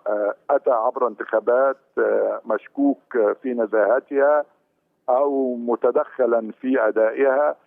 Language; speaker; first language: Arabic; native; Arabic